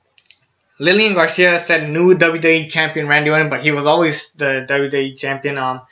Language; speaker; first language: English; native; English